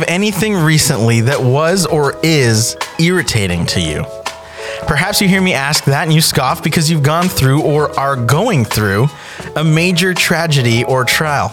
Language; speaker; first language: English; native; English